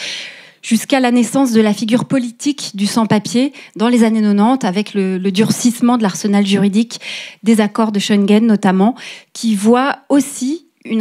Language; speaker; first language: French; native; French